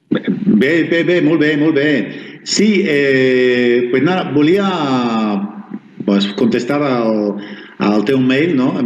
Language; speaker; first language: Catalan; non-native, fluent; Spanish